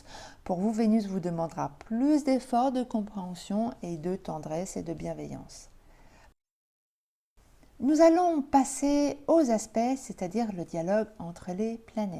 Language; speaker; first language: French; native; French